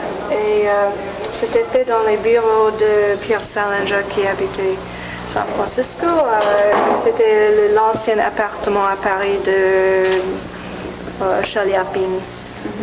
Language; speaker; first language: French; non-native, fluent; English